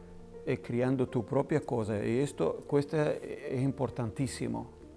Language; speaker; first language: Italian; non-native, learner; Spanish